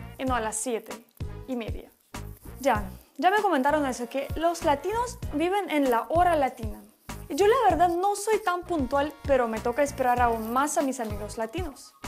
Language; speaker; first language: Spanish; non-native, fluent; Russian